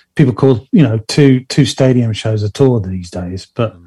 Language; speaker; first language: English; native; English